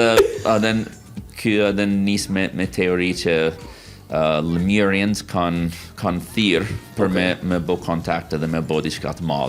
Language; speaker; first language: Albanian; non-native, fluent; English